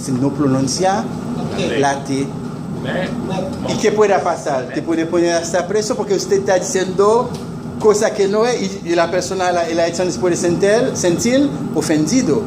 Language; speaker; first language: Spanish; non-native, fluent; Haitian Creole